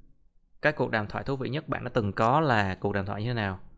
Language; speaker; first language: Vietnamese; native; Vietnamese